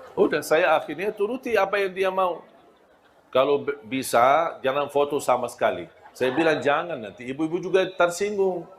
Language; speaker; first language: Malay; non-native, fluent; Arabic